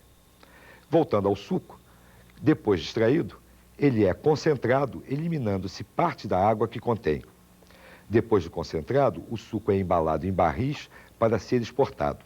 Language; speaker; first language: Portuguese; native; Portuguese